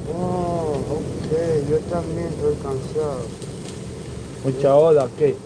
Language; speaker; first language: Spanish; early bilingual, heritage; Spanish